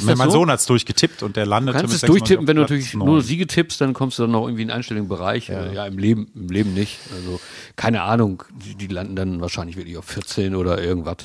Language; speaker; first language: German; native; German